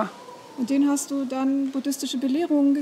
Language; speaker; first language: German; native; German